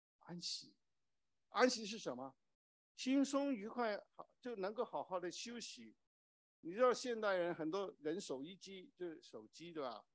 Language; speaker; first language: Chinese; non-native, local second language; Cantonese